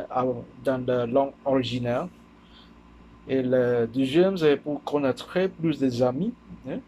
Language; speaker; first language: French; non-native, learner; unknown